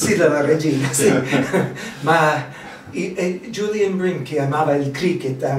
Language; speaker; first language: Italian; non-native, fluent; English